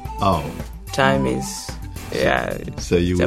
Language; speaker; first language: English; non-native, local second language; Portuguese